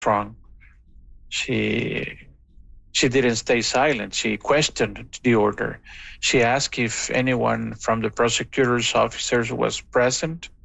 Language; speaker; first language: English; non-native, fluent; Spanish